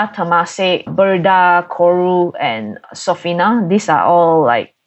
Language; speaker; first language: English; non-native, local second language; Cantonese